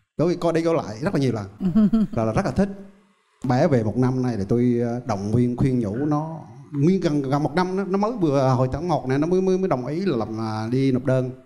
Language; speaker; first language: Vietnamese; native; Vietnamese